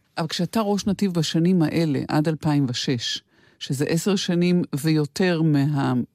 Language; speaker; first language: Hebrew; native; Hebrew